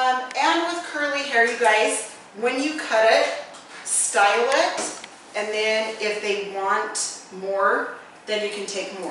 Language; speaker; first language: English; native; English